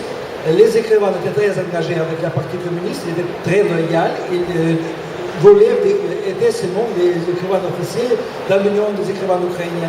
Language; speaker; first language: French; non-native, fluent; Russian